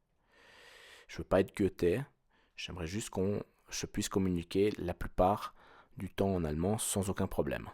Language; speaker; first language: French; native; French